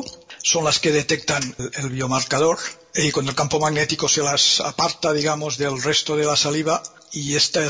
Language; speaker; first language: Spanish; native; Spanish